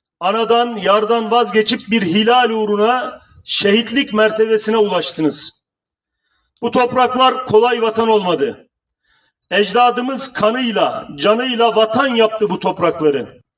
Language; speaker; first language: Turkish; native; Turkish